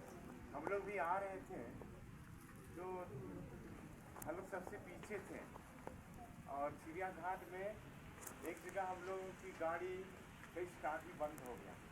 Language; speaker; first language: Hindi; native; Hindi